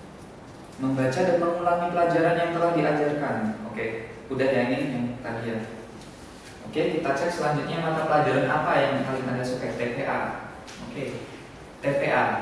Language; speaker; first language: Indonesian; native; Indonesian